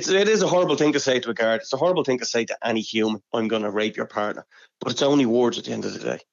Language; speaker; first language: English; native; English